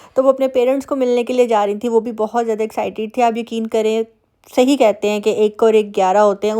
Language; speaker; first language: Urdu; native; Urdu